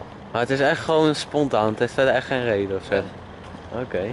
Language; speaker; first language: Dutch; native; Dutch